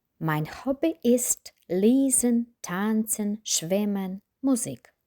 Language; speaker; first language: German; non-native, fluent; Ukrainian